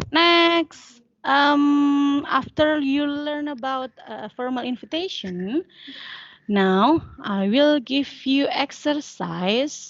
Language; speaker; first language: English; non-native, learner; Indonesian